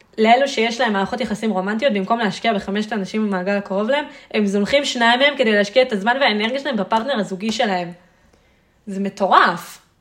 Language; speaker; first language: Hebrew; early bilingual, other home language; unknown